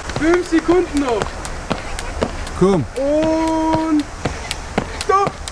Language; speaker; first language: German; early bilingual, heritage; Turkish